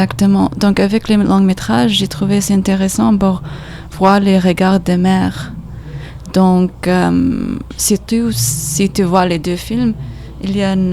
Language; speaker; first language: French; non-native, learner; English